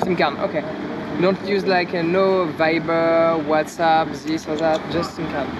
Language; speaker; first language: English; non-native, learner; French